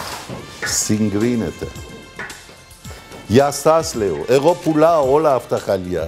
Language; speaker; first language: Greek; non-native, learner; Persian